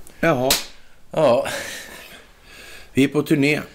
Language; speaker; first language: Swedish; native; Swedish